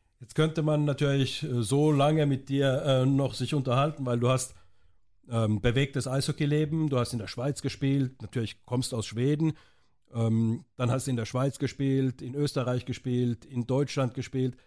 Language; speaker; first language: German; native; German